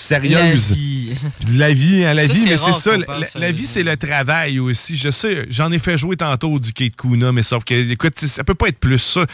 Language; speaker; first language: French; native; French